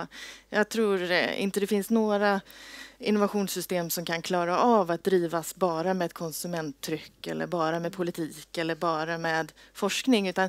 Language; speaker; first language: Swedish; native; Swedish